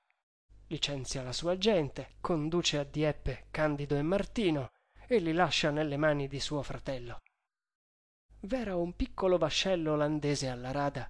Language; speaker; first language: Italian; native; Italian